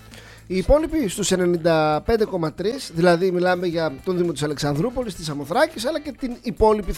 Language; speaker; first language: Greek; native; Greek